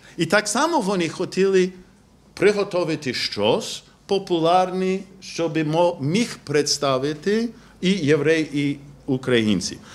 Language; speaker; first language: Ukrainian; non-native, fluent; English